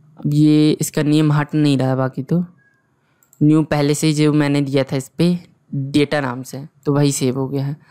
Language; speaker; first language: Hindi; native; Hindi